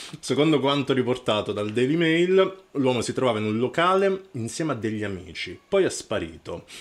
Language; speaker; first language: Italian; native; Italian